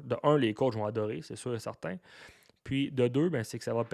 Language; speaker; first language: French; native; French